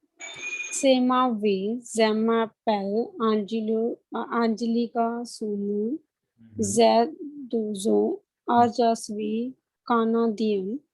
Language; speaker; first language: French; non-native, learner; Hindi